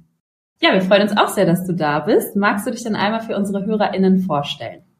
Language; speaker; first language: German; native; German